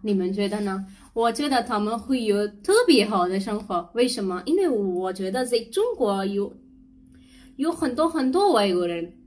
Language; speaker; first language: Chinese; non-native, learner; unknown